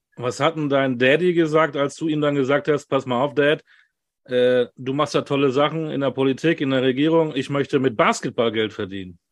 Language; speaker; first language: German; native; German